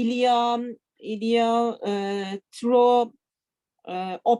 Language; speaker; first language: French; non-native, learner; Turkish